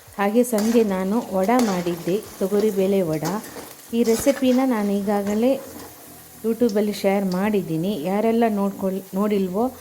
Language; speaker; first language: Kannada; non-native, local second language; Tulu